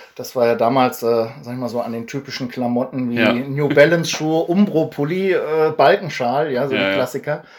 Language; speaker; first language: German; native; German